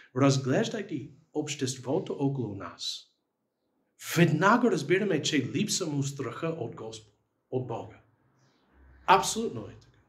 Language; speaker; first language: Bulgarian; non-native, fluent; English